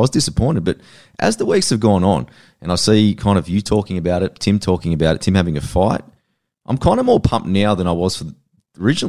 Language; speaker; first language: English; native; English